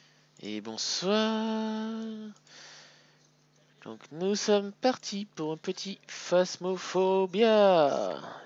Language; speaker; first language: French; native; French